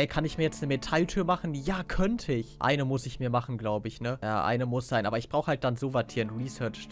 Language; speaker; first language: German; native; German